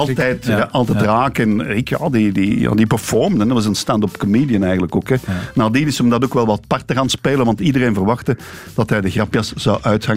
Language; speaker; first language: Dutch; native; Dutch